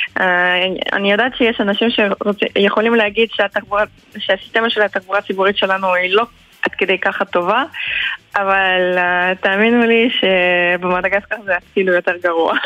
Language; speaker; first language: Hebrew; early bilingual, heritage; Hebrew